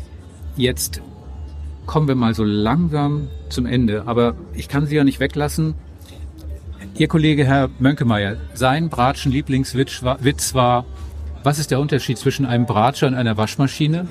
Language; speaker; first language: German; native; German